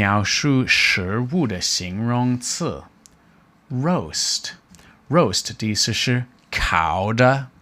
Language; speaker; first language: Chinese; non-native, fluent; English